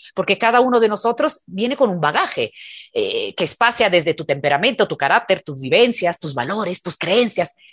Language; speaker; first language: Spanish; non-native, fluent; Italian